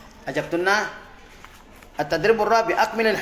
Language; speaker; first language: Arabic; non-native, fluent; Indonesian